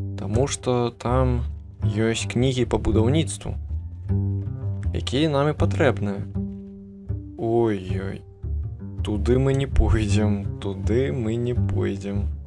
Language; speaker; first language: Belarusian; non-native, local second language; Russian